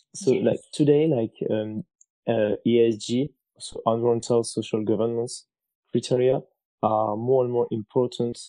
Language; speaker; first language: English; non-native, fluent; French